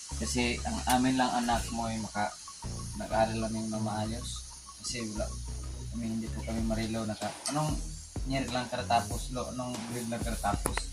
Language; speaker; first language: Filipino; non-native, local second language; Cebuano